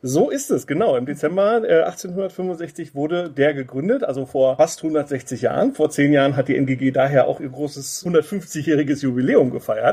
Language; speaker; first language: German; native; German